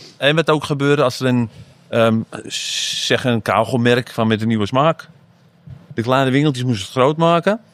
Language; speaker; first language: Dutch; native; Dutch